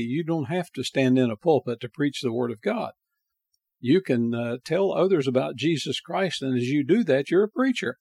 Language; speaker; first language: English; native; English